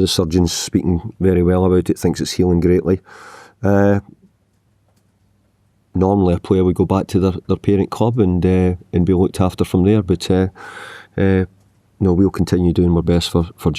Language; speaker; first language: English; native; English